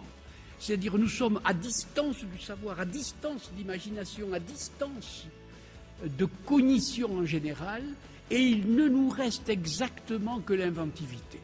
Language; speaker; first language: French; native; French